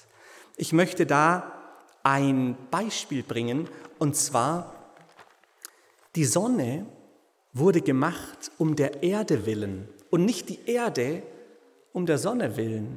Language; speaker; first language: German; native; German